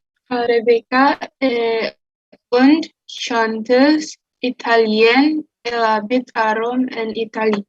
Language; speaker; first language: French; non-native, learner; Indonesian